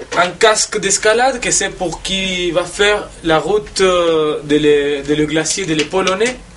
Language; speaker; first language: French; non-native, fluent; Spanish